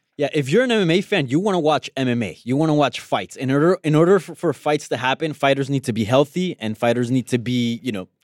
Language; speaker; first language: English; early bilingual, other home language; Spanish